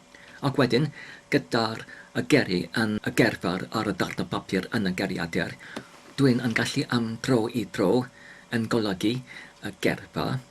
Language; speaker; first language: Welsh; non-native, learner; English